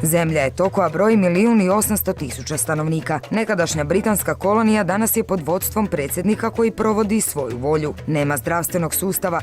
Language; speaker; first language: Croatian; native; Croatian